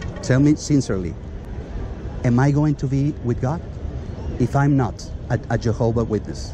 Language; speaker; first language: English; non-native, fluent; Spanish